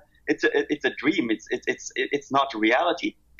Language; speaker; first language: English; non-native, fluent; German